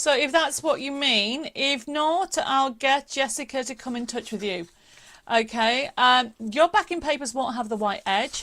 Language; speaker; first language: English; native; English